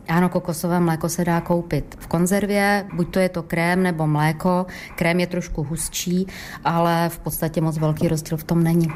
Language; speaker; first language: Czech; native; Czech